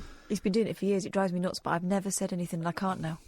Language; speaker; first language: English; native; English